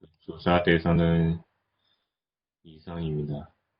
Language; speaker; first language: Korean; non-native, learner; Chinese